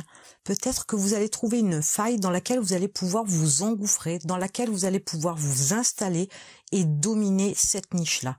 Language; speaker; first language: French; native; French